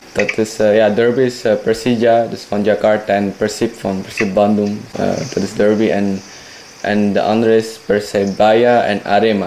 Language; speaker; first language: Dutch; non-native, fluent; Indonesian